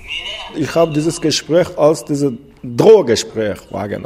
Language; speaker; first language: German; non-native, fluent; Uyghur